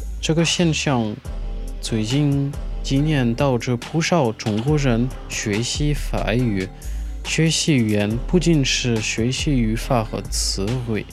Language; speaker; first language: Chinese; non-native, fluent; French